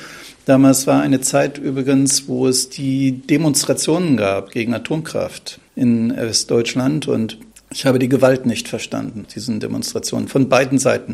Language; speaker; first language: German; native; German